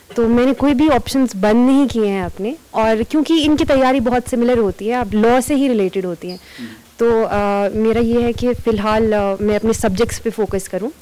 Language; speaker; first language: Hindi; native; Hindi